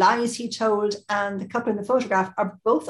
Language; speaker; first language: English; native; English